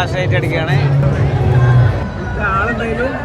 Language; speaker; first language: Malayalam; native; Malayalam